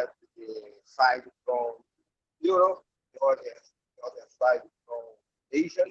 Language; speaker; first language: English; non-native, learner; Portuguese